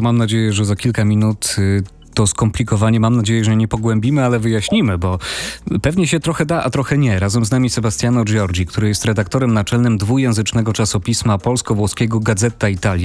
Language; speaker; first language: Polish; native; Polish